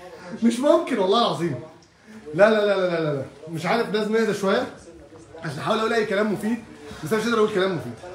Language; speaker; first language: Arabic; native; Arabic